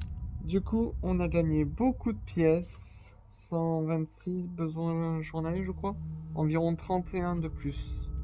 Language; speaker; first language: French; native; French